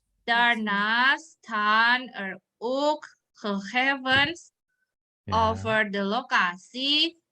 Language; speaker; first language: Dutch; non-native, learner; Indonesian